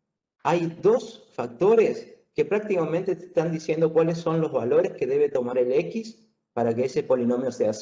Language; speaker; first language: Spanish; native; Spanish